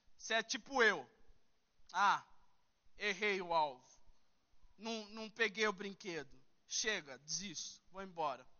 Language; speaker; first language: Portuguese; early bilingual, heritage; Portuguese